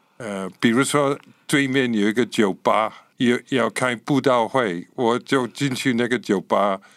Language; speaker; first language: Chinese; non-native, fluent; English